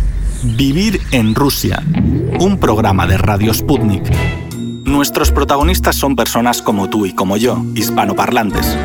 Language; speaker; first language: Spanish; native; Spanish